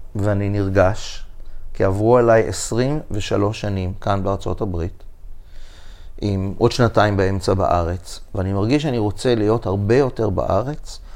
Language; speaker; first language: Hebrew; native; Hebrew